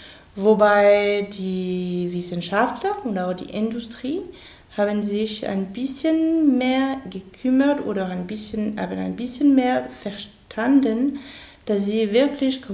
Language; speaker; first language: German; non-native, fluent; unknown